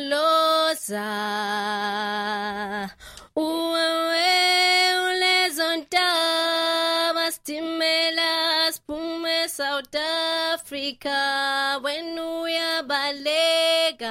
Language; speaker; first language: English; non-native, local second language; Southern Sotho